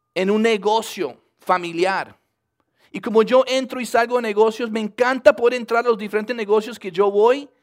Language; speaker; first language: Spanish; early bilingual, heritage; Spanish